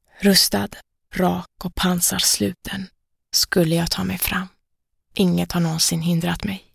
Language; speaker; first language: Swedish; early bilingual, other home language; Persian